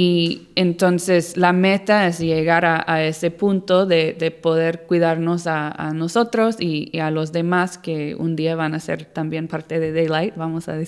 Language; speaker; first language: Spanish; non-native, fluent; English